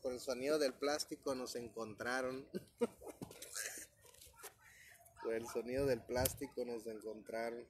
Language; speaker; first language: Spanish; native; Spanish